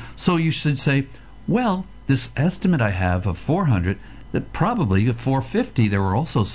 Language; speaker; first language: English; native; English